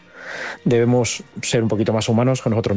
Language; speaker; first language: Spanish; native; Spanish